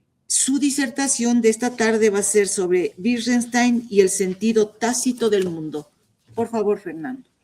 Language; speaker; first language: Spanish; native; Spanish